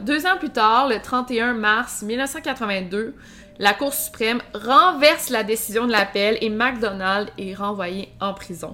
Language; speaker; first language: French; native; French